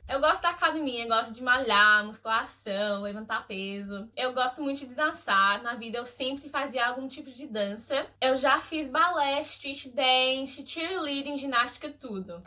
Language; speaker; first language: Portuguese; early bilingual, heritage; Portuguese